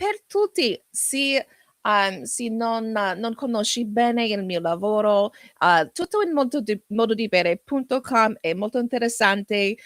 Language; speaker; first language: Italian; non-native, learner; English